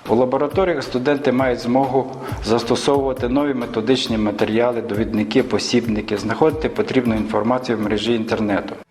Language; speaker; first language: Ukrainian; native; Ukrainian